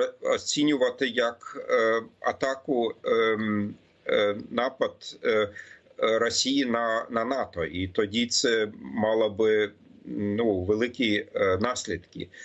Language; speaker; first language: Ukrainian; non-native, fluent; German